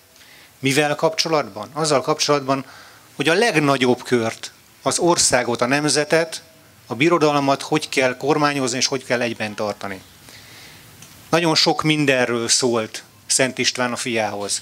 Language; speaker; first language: Hungarian; native; Hungarian